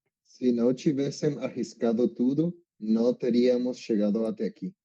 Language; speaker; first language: Portuguese; non-native, learner; Spanish